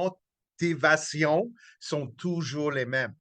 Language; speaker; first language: French; non-native, local second language; English